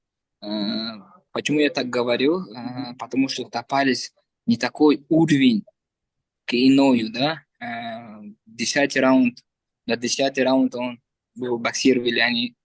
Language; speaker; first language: Russian; non-native, learner; Uzbek